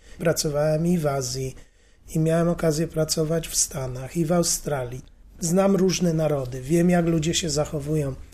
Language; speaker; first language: Polish; native; Polish